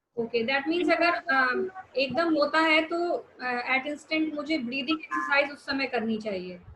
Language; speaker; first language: Hindi; native; Hindi